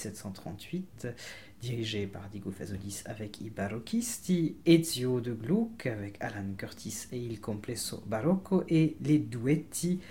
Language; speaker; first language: French; native; French